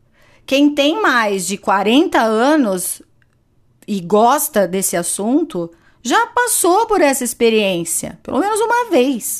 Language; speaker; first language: Portuguese; native; Portuguese